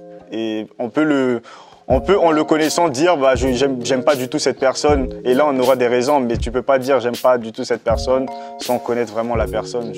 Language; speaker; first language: French; native; French